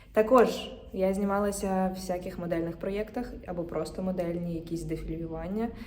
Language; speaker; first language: Ukrainian; native; Ukrainian